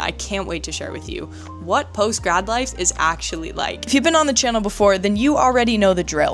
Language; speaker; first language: English; native; English